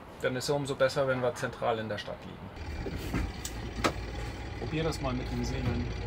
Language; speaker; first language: German; native; German